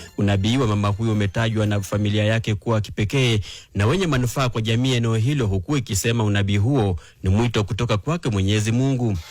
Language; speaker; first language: Swahili; non-native, local second language; Luyia